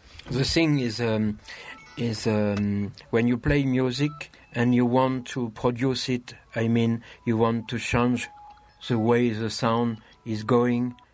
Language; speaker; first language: English; non-native, fluent; French